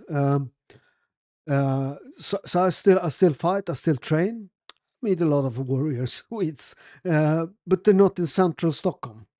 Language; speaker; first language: English; non-native, fluent; Italian